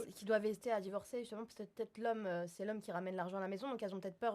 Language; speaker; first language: French; native; French